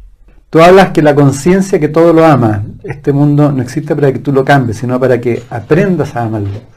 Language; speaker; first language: Spanish; native; Spanish